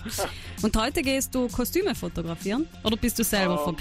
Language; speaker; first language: German; native; German